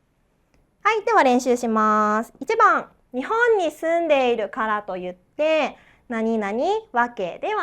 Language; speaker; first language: Japanese; non-native, fluent; Chinese